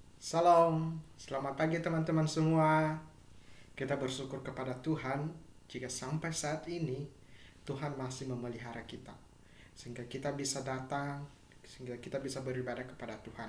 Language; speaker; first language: Indonesian; native; Indonesian